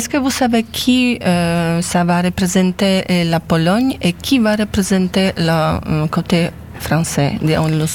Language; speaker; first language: French; non-native, learner; Polish